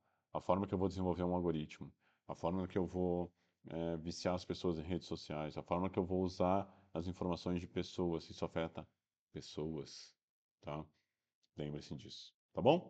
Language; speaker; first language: Portuguese; native; Portuguese